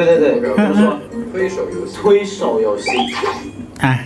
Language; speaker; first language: Chinese; non-native, learner; Thai